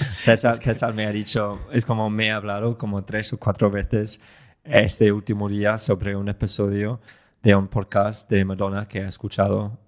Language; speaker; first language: Spanish; non-native, fluent; English